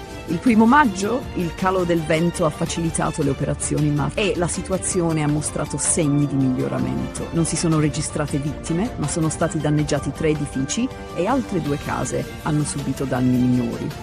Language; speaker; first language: Italian; native; Italian